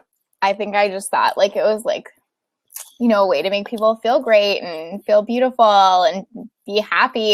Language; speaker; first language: English; native; English